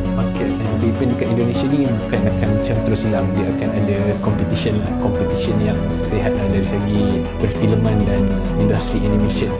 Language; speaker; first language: Malay; native; Malay